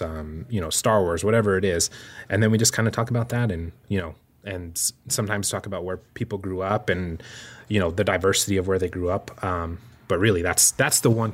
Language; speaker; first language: English; native; English